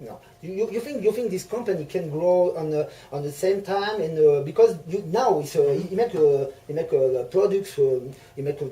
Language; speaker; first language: English; non-native, learner; French